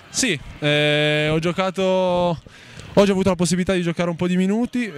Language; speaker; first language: Italian; native; Italian